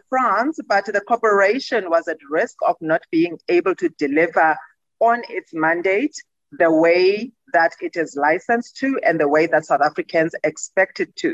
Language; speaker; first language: English; non-native, local second language; Xhosa